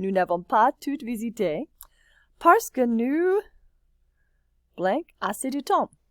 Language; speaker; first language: French; non-native, fluent; English